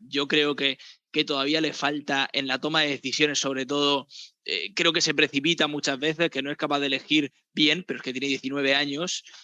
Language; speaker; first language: Spanish; native; Spanish